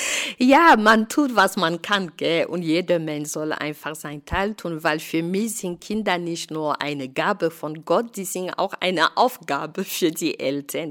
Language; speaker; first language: German; non-native, fluent; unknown